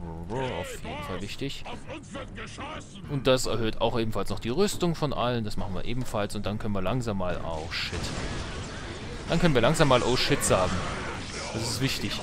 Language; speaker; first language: German; native; German